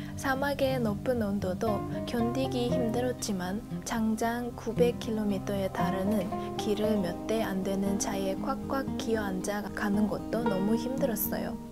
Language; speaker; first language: Korean; non-native, fluent; Uzbek